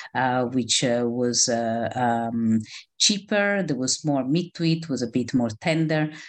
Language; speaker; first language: English; non-native, fluent; Italian